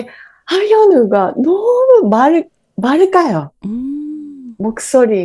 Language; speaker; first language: Korean; non-native, fluent; Japanese